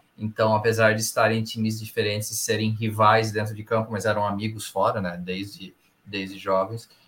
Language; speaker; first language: Portuguese; early bilingual, other home language; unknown